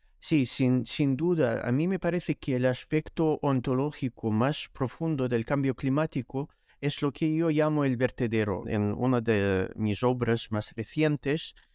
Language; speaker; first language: Spanish; non-native, fluent; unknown